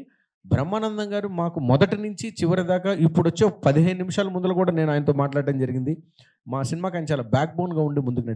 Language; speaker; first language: Telugu; native; Telugu